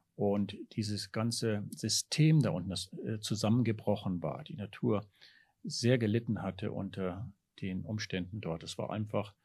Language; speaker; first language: German; early bilingual, heritage; German